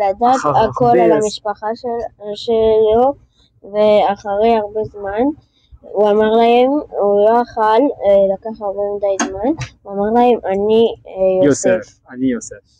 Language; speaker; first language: Hebrew; early bilingual, heritage; French